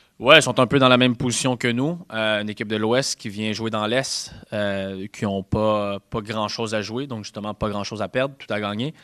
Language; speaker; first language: French; native; French